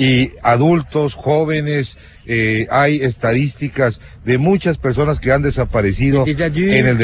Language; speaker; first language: Spanish; native; Spanish